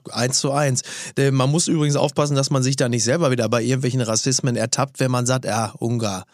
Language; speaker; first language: German; native; German